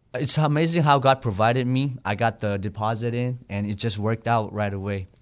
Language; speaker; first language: English; non-native, fluent; Burmese